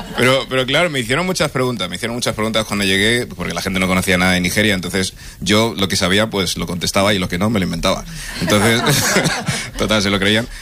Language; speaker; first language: Spanish; early bilingual, other home language; English